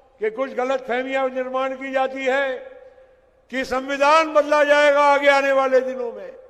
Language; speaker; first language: Hindi; non-native, local second language; Gujarati